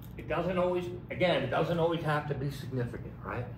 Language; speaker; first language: English; native; English